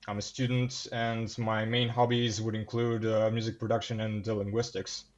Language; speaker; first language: English; non-native, fluent; Bulgarian